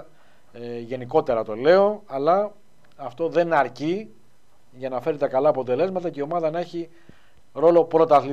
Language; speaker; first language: Greek; native; Greek